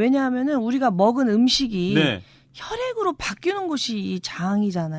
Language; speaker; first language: Korean; native; Korean